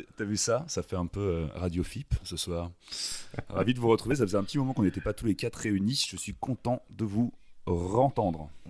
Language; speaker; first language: French; native; French